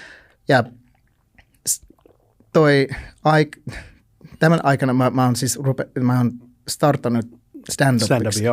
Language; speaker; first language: Finnish; non-native, learner; English